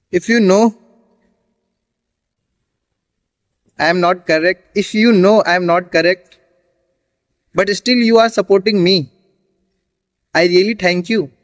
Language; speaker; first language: English; non-native, learner; Hindi